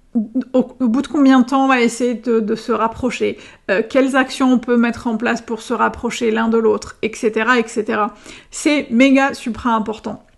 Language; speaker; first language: French; native; French